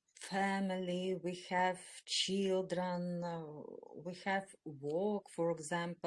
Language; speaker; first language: English; non-native, learner; Russian